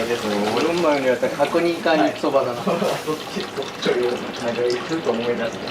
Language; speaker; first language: Japanese; native; Japanese